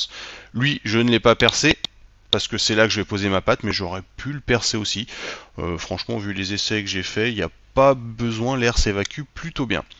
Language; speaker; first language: French; native; French